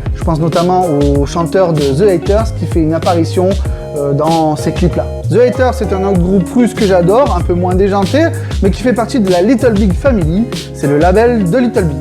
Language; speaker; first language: French; native; French